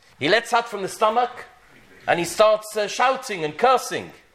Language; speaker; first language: English; native; English